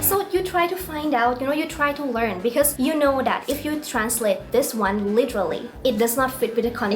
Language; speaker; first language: English; early bilingual, other home language; Thai